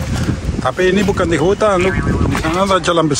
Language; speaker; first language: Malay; non-native, learner; Spanish